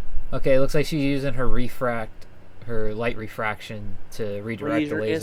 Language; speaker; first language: English; native; English